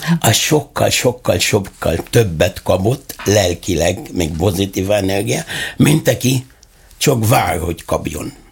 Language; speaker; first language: Hungarian; non-native, fluent; Arabic